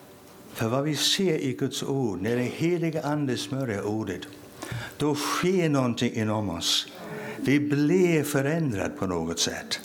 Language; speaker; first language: Swedish; non-native, fluent; English